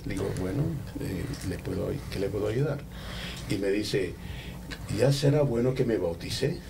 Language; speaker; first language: Spanish; native; Spanish